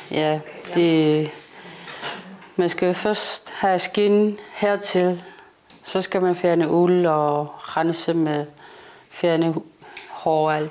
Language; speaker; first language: Danish; non-native, local second language; Kalaallisut